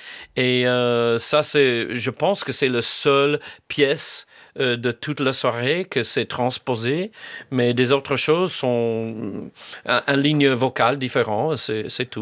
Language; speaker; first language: French; non-native, fluent; English